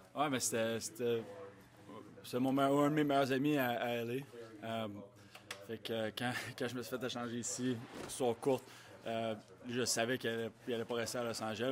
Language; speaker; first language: French; native; French